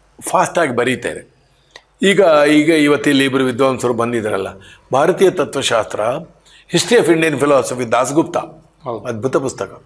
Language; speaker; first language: Kannada; non-native, local second language; Konkani